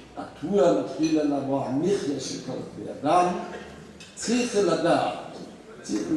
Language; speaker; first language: Hebrew; non-native, fluent; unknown